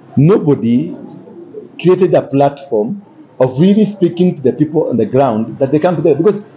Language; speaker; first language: English; non-native, local second language; Kikuyu